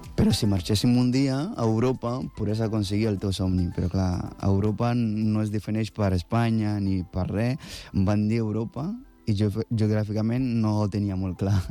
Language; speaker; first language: Catalan; non-native, fluent; Akan